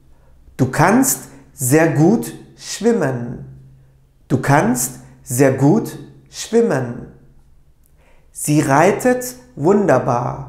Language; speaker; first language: German; non-native, fluent; Turkish